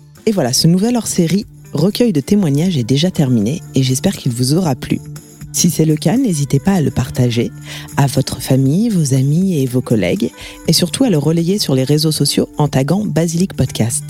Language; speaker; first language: French; native; French